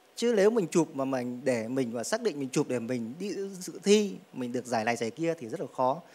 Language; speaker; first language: Vietnamese; native; Vietnamese